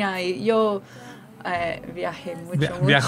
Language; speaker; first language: Spanish; non-native, learner; English